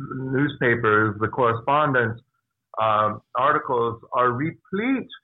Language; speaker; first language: English; native; English